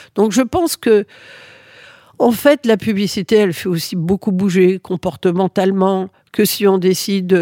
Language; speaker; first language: French; early bilingual, other home language; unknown